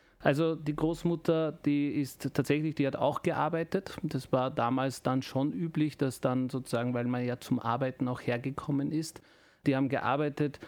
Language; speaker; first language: German; early bilingual, other home language; Turkish